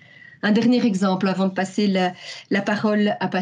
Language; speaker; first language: French; native; French